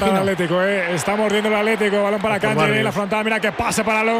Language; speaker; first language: Spanish; native; Spanish